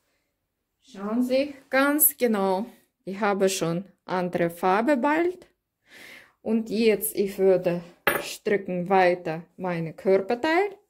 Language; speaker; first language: German; non-native, learner; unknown